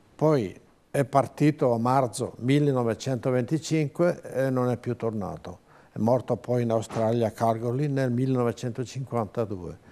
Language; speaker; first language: Italian; native; Italian